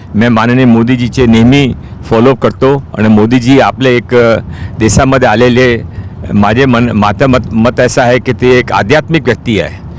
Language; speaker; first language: Marathi; non-native, local second language; Hindi